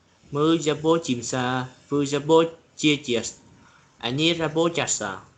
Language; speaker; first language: Russian; non-native, learner; Vietnamese